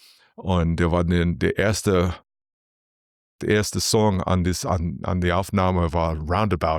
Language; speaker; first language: German; non-native, learner; English